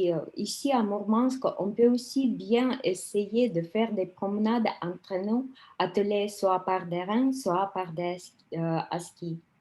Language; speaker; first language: French; non-native, fluent; Russian